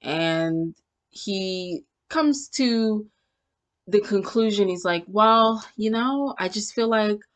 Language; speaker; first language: English; native; English